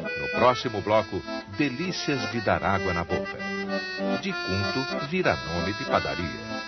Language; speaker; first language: Portuguese; native; Portuguese